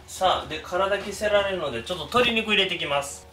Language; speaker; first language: Japanese; native; Japanese